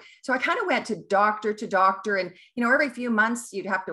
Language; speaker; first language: English; native; English